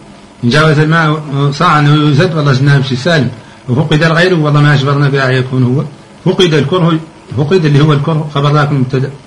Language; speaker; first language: Arabic; native; Arabic